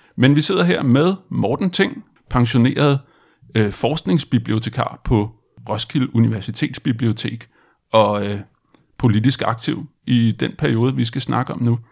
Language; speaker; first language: Danish; native; Danish